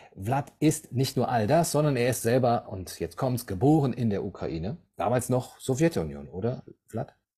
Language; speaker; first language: German; native; German